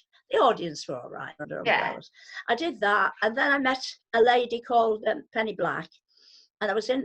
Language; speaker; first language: English; native; English